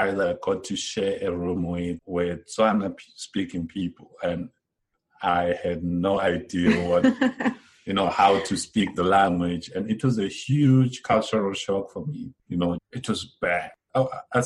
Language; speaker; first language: English; non-native, local second language; Zulu